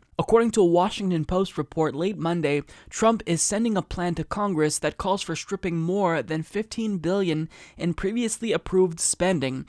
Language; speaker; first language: English; native; English